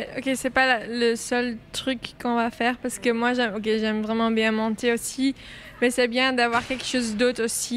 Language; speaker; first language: French; non-native, local second language; Dutch